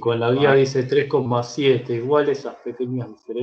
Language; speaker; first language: Spanish; native; Spanish